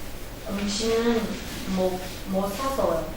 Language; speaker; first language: Korean; non-native, learner; Chinese